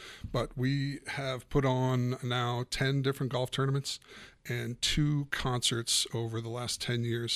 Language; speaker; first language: English; native; English